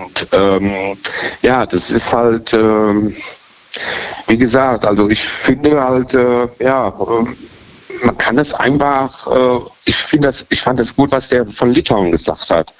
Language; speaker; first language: German; native; German